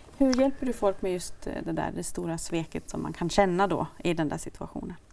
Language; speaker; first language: Swedish; native; Swedish